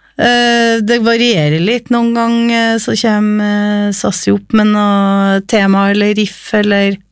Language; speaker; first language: Norwegian; native; Norwegian